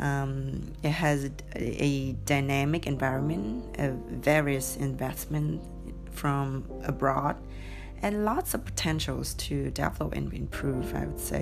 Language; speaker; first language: English; non-native, fluent; Vietnamese